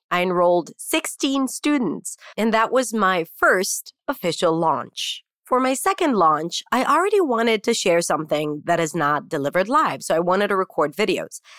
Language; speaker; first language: English; non-native, fluent; Hebrew